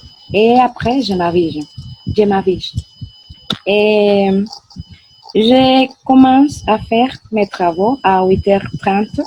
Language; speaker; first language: French; non-native, learner; Spanish